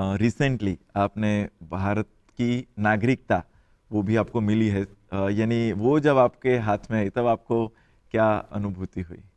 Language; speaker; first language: Hindi; non-native, local second language; Gujarati